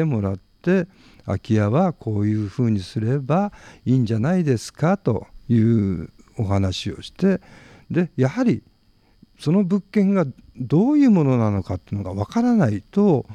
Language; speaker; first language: Japanese; native; Japanese